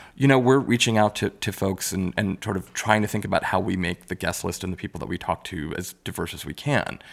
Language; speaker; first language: English; native; English